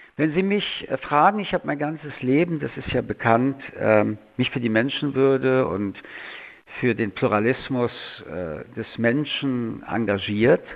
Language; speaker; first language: German; early bilingual, other home language; French